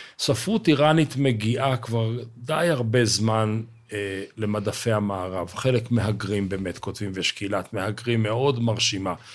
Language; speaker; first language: Hebrew; native; Hebrew